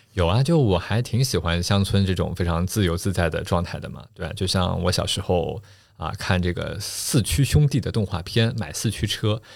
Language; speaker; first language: Chinese; non-native, local second language; Wu Chinese